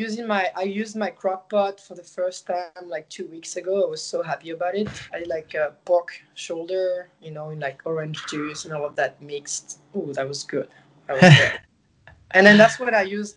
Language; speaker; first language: English; non-native, fluent; French